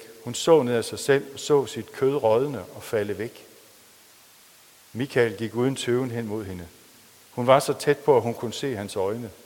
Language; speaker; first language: Danish; native; Danish